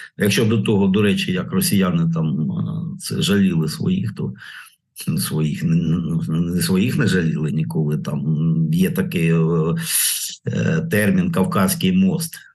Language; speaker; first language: Ukrainian; native; Ukrainian